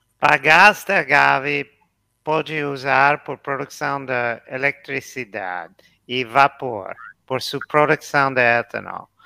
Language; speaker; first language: Portuguese; non-native, learner; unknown